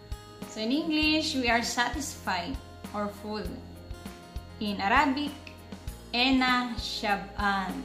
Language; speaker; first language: English; non-native, local second language; Filipino